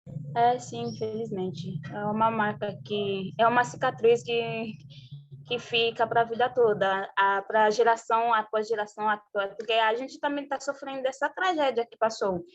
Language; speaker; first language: Portuguese; non-native, fluent; Haitian Creole